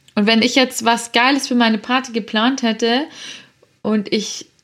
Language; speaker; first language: German; native; German